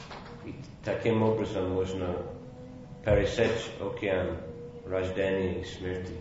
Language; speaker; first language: Russian; non-native, fluent; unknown